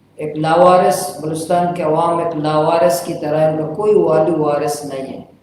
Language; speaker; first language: Urdu; non-native, local second language; Baluchi